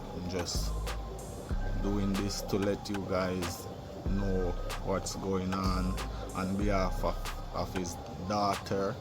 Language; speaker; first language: English; native; English